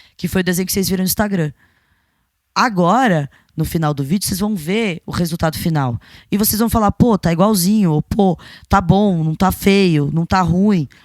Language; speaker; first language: Portuguese; native; Portuguese